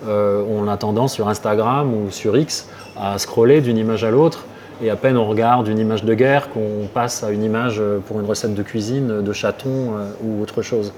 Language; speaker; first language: French; native; French